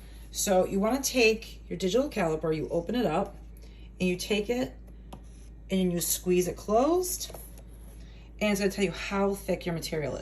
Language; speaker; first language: English; native; English